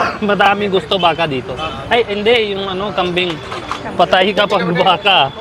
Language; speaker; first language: Filipino; non-native, learner; Punjabi